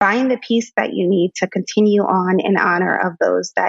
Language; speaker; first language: English; native; English